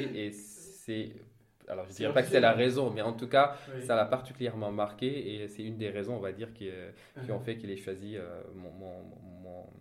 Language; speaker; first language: French; non-native, local second language; Wolof